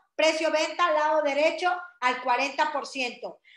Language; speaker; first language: Spanish; native; Spanish